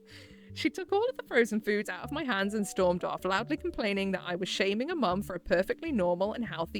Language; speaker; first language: English; native; English